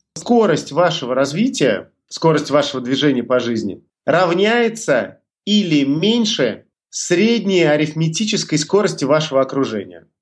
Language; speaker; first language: Russian; native; Russian